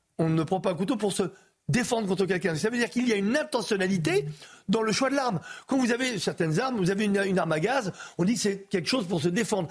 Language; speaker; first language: French; native; French